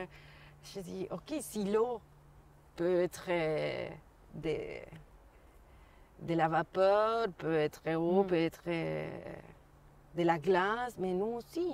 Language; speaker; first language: French; non-native, fluent; Spanish